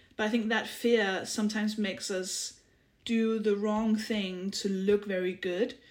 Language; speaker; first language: English; non-native, fluent; Danish